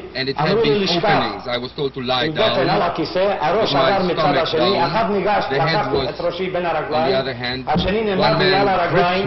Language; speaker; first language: Hebrew; non-native, fluent; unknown